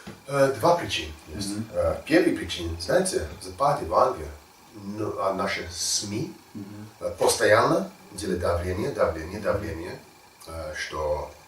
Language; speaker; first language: Russian; non-native, learner; English